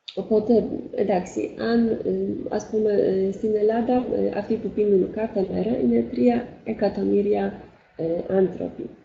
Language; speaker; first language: Greek; non-native, fluent; Polish